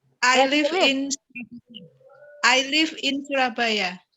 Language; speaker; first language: English; non-native, learner; Indonesian